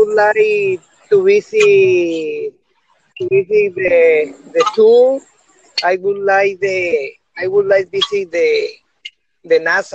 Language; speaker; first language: English; non-native, learner; Spanish